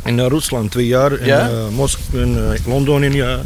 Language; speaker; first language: Dutch; non-native, learner; Bosnian